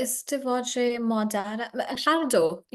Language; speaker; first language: Persian; non-native, learner; English